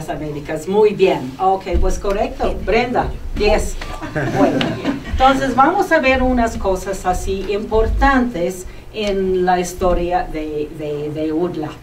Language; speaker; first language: Spanish; non-native, fluent; English